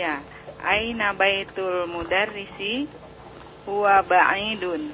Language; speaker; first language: Arabic; non-native, learner; Indonesian